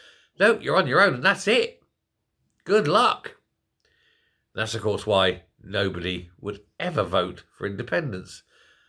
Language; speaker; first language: English; native; English